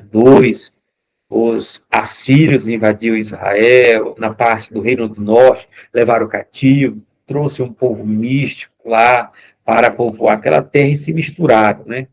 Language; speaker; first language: Portuguese; native; Portuguese